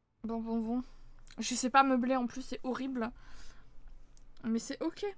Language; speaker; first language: French; native; French